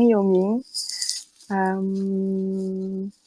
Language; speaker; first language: Chinese; non-native, learner; French